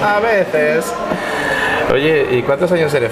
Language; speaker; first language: Spanish; native; Spanish